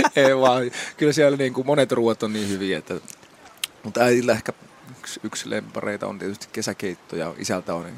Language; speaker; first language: Finnish; native; Finnish